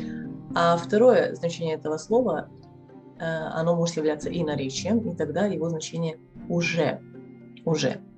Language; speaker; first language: Russian; non-native, fluent; Serbian